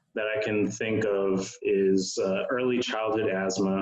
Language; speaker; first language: English; native; English